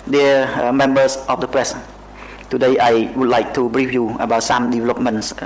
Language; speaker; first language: English; non-native, fluent; Khmer